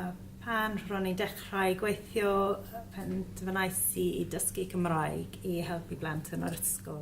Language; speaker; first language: Welsh; non-native, learner; English